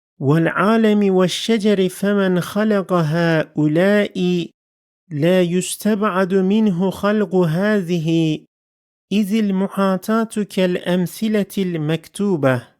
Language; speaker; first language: Arabic; non-native, fluent; Turkish